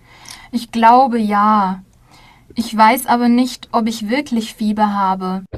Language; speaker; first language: German; non-native, learner; Korean